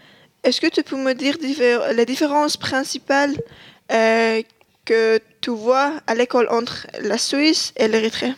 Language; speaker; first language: French; non-native, learner; Persian